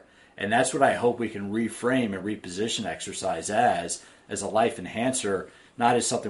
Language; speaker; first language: English; native; English